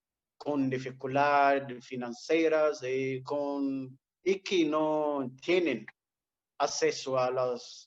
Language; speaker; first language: Spanish; non-native, fluent; Portuguese